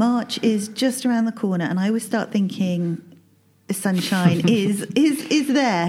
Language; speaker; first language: English; native; English